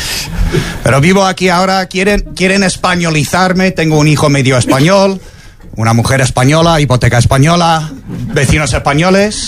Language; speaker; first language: Spanish; non-native, fluent; English